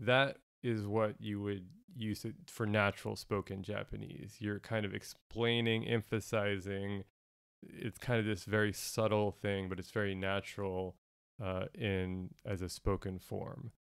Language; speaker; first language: English; native; English